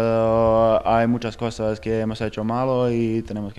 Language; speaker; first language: Spanish; non-native, fluent; Bosnian